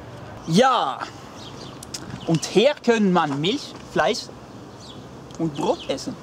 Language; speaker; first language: German; non-native, learner; Norwegian